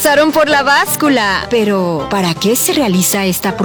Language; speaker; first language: Spanish; native; Spanish